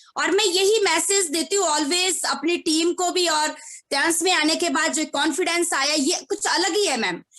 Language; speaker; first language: Hindi; native; Hindi